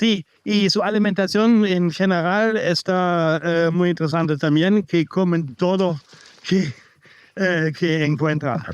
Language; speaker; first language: Spanish; non-native, learner; German